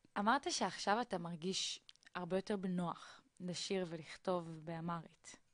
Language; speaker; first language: Hebrew; native; Hebrew